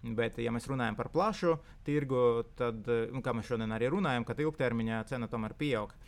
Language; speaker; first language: Latvian; non-native, local second language; Russian